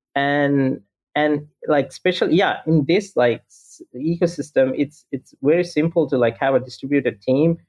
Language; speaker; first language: English; non-native, local second language; Sinhala